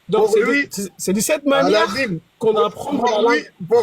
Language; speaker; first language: French; non-native, fluent; Arabic